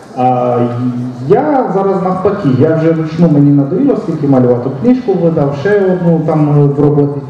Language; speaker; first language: Ukrainian; non-native, local second language; Romanian